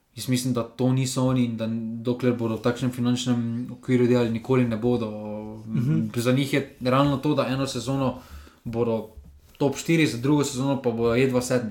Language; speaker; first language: Slovenian; native; Slovenian